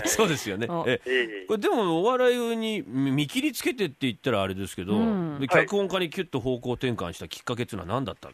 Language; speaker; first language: Japanese; native; Japanese